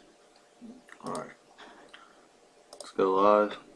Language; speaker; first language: English; native; English